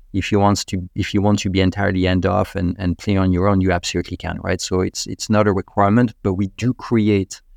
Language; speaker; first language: English; non-native, fluent; French